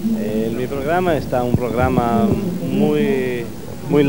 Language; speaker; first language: Spanish; non-native, learner; Italian